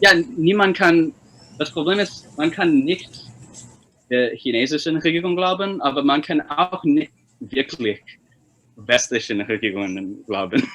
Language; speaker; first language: German; non-native, fluent; Chinese